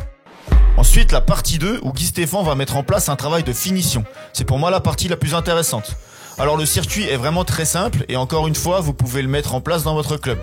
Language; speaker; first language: French; native; French